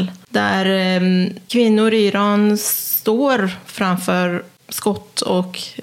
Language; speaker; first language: Swedish; non-native, fluent; Persian